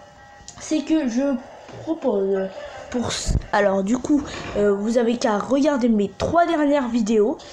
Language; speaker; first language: French; native; French